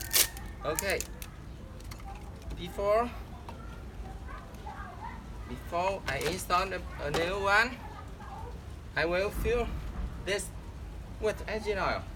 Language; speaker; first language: English; non-native, learner; Vietnamese